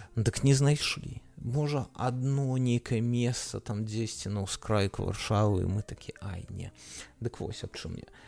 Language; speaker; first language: Belarusian; non-native, local second language; Russian